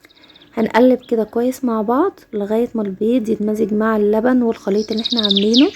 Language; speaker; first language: Arabic; native; Arabic